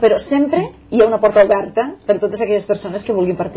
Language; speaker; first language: Catalan; native; Catalan